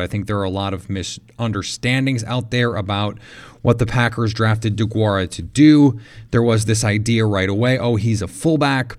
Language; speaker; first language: English; native; English